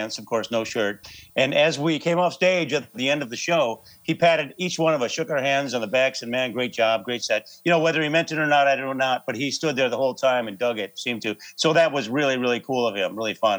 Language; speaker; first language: English; native; English